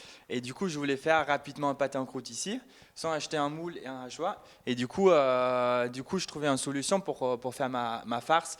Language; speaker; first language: French; non-native, fluent; German